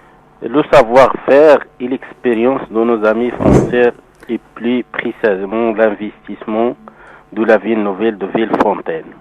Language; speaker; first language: French; non-native, local second language; Arabic